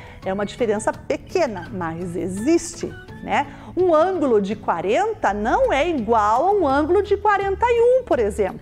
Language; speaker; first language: Portuguese; native; Portuguese